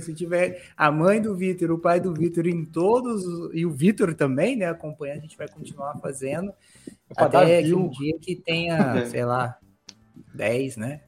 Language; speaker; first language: Portuguese; native; Portuguese